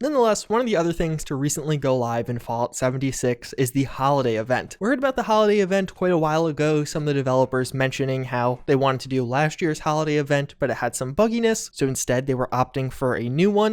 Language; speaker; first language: English; native; English